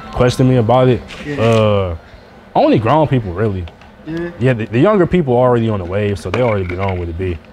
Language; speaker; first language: English; native; English